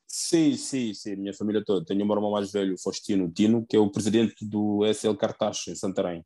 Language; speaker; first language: Portuguese; early bilingual, other home language; Upper Guinea Crioulo